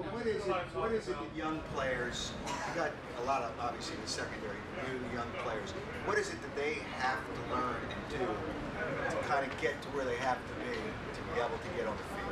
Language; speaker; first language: English; native; English